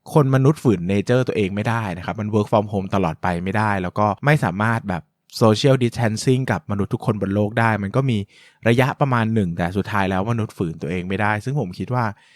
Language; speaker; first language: Thai; native; Thai